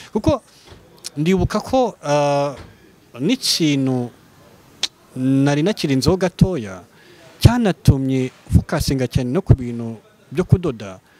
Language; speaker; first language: Kinyarwanda; early bilingual, heritage; Kinyarwanda